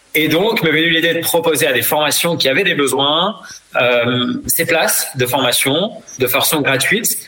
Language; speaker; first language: French; native; French